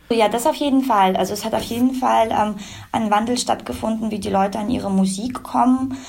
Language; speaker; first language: German; early bilingual, other home language; Russian